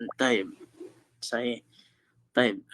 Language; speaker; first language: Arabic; non-native, fluent; Filipino